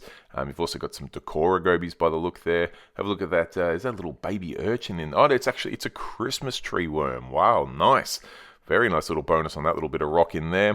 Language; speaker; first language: English; native; English